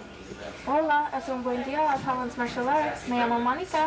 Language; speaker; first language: Spanish; non-native, learner; English